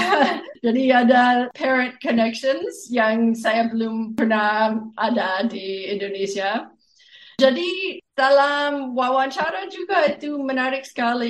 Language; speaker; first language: Indonesian; non-native, fluent; English